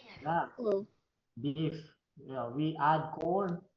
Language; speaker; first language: English; non-native, fluent; Filipino